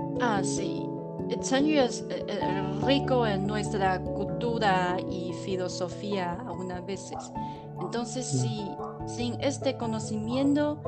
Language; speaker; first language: Spanish; non-native, learner; Chinese